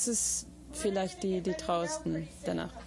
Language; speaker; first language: German; non-native, fluent; English